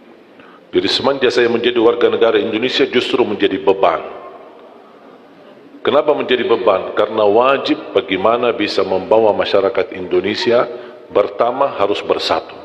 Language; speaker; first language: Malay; non-native, fluent; Arabic